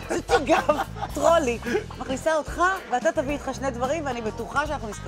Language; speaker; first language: Hebrew; native; Hebrew